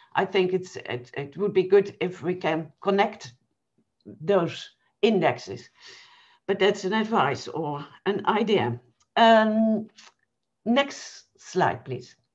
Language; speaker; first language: English; non-native, fluent; Dutch